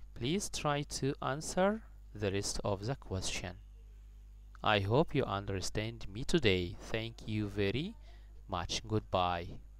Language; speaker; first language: English; non-native, fluent; Arabic